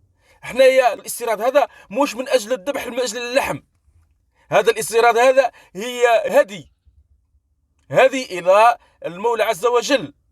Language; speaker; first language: Arabic; native; Arabic